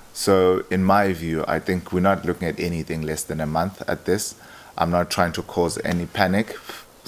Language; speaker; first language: English; non-native, local second language; Xhosa